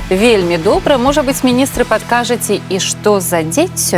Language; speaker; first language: Belarusian; native; Belarusian